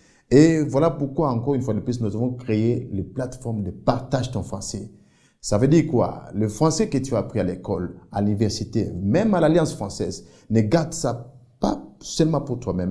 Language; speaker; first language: French; non-native, fluent; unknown